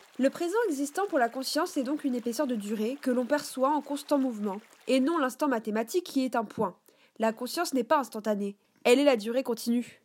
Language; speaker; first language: French; native; French